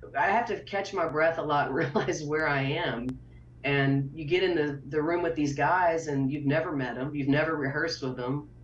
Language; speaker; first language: English; native; English